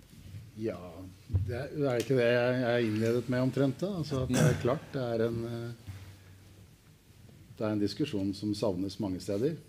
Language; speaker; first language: Norwegian; native; Norwegian